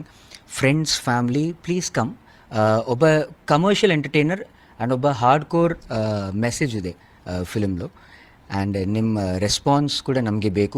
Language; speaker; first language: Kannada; non-native, learner; Malayalam